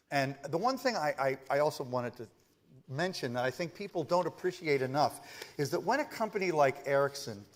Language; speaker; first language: English; native; English